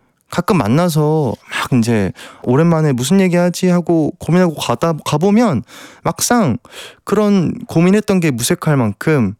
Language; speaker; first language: Korean; native; Korean